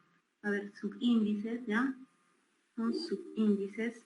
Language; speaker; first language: Spanish; native; Spanish